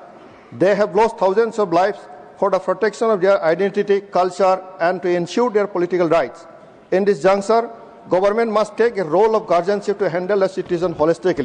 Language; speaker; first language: English; non-native, local second language; Bodo